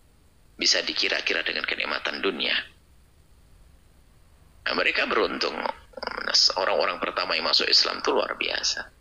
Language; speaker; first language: Indonesian; native; Indonesian